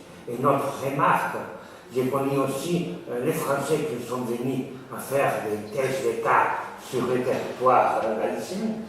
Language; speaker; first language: French; non-native, learner; Galician